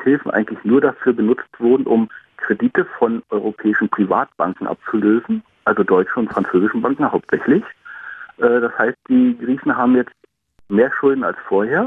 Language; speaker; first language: German; native; German